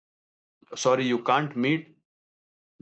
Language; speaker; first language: English; non-native, learner; Hindi